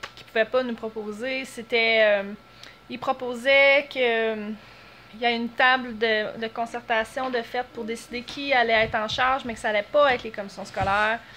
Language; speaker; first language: French; native; French